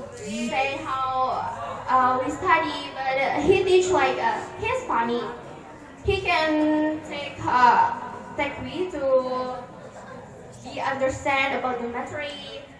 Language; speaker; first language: English; non-native, learner; Indonesian